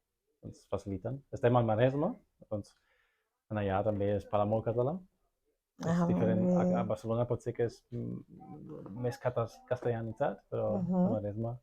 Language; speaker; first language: Catalan; non-native, fluent; German